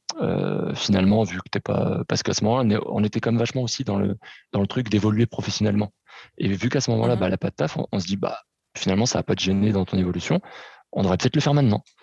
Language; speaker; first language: French; early bilingual, other home language; Portuguese